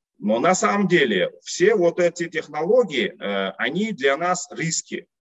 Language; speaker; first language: Russian; non-native, local second language; Uzbek